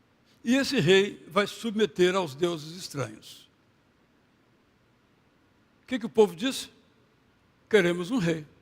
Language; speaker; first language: Portuguese; native; Portuguese